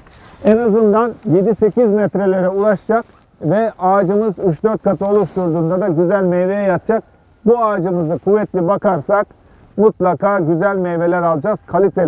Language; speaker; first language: Turkish; native; Turkish